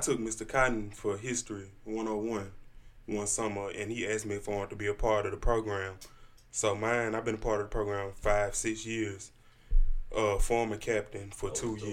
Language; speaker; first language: English; native; English